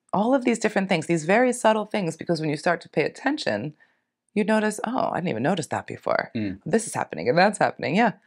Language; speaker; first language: English; native; English